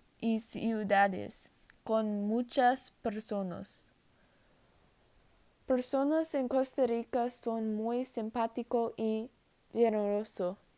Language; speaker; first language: Spanish; non-native, learner; English